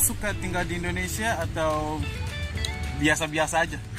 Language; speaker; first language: Indonesian; non-native, learner; Tajik